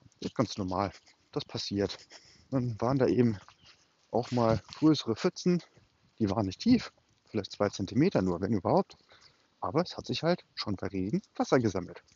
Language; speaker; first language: German; native; German